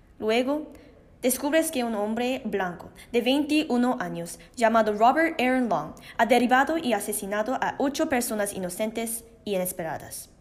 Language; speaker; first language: Spanish; non-native, learner; Korean